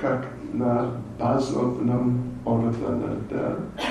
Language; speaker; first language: Russian; non-native, learner; English